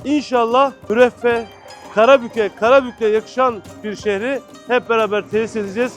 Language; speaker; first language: Turkish; native; Turkish